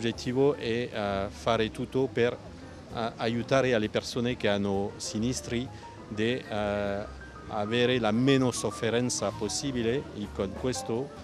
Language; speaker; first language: Italian; non-native, fluent; French